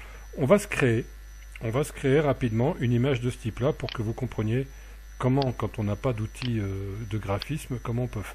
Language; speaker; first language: French; native; French